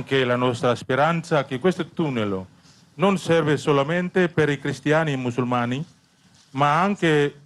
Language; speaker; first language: Italian; non-native, learner; Indonesian